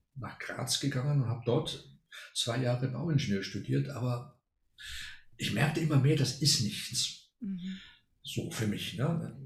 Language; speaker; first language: German; non-native, fluent; Spanish